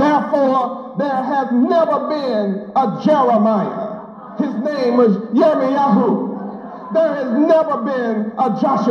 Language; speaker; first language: English; native; English